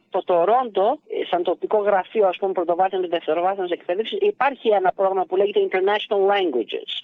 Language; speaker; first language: Greek; early bilingual, heritage; Greek